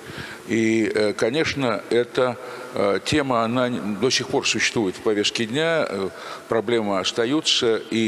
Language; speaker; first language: Russian; native; Russian